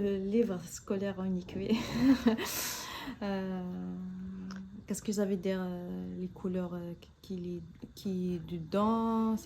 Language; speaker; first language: French; non-native, learner; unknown